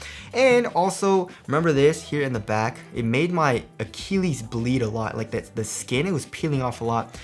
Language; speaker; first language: English; native; English